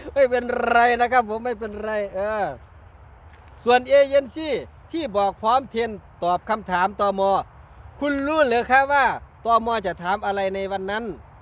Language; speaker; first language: Thai; native; Thai